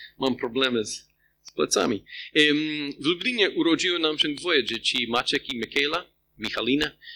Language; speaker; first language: Polish; non-native, fluent; English